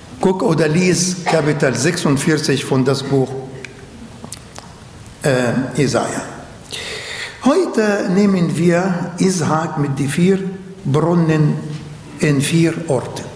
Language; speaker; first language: German; non-native, learner; Arabic